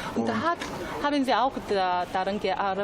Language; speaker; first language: German; non-native, fluent; Korean